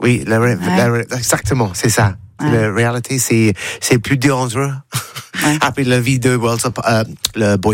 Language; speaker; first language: French; non-native, learner; English